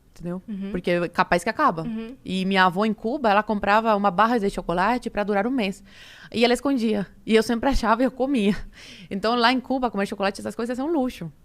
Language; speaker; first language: Portuguese; early bilingual, other home language; Spanish